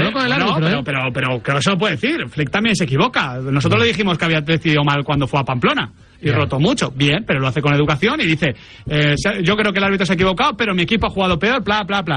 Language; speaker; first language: Spanish; native; Spanish